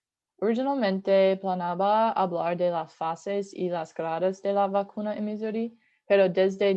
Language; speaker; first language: Spanish; non-native, learner; English